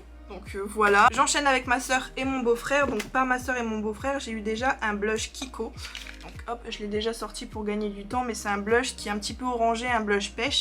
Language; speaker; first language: French; native; French